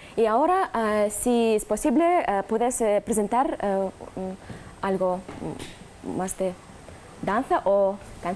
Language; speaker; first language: Spanish; non-native, learner; Russian